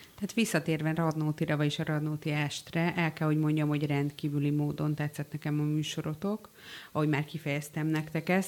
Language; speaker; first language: Hungarian; native; Hungarian